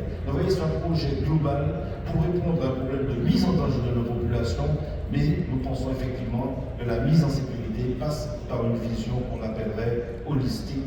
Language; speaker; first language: French; native; French